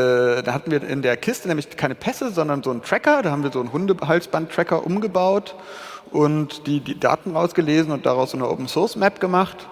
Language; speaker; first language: German; native; German